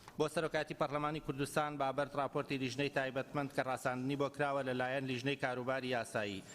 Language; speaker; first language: Central Kurdish; native; Central Kurdish